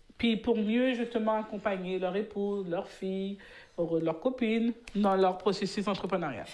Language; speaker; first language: French; early bilingual, other home language; Haitian Creole